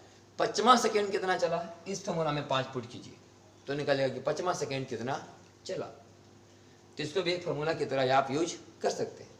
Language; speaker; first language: Hindi; native; Hindi